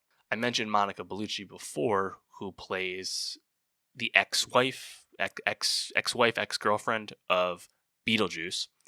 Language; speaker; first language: English; native; English